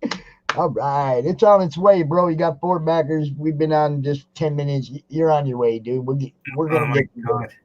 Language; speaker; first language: English; native; English